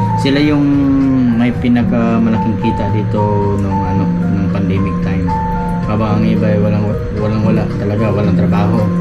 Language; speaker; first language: Filipino; non-native, local second language; Hiligaynon